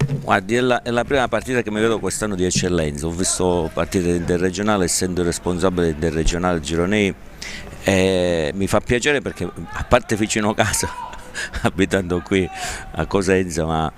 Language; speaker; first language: Italian; native; Italian